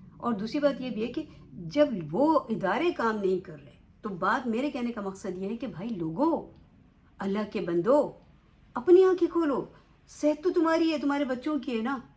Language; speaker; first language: Urdu; native; Urdu